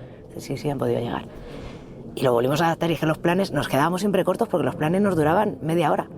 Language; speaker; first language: Spanish; native; Spanish